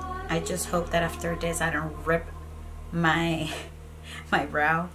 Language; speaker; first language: English; early bilingual, other home language; Spanish